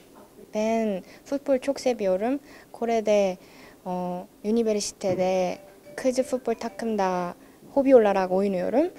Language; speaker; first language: Turkish; non-native, learner; Korean